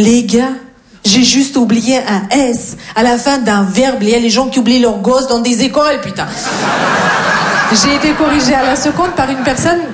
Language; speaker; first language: French; non-native, fluent; Russian